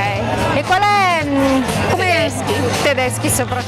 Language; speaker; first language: Italian; native; Italian